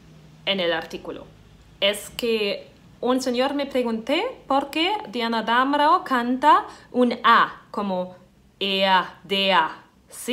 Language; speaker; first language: Spanish; non-native, fluent; German